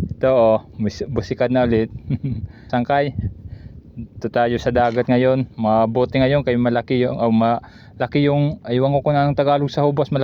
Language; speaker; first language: Filipino; non-native, local second language; Waray